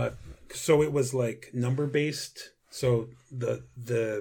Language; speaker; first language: English; native; English